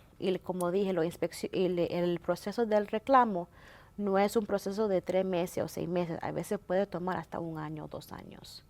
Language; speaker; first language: Spanish; early bilingual, heritage; Spanish